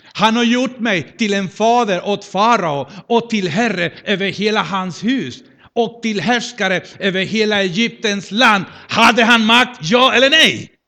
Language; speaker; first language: Swedish; non-native, fluent; Spanish